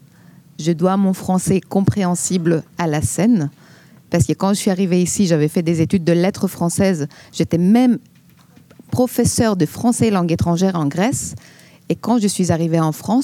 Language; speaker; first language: French; non-native, fluent; Greek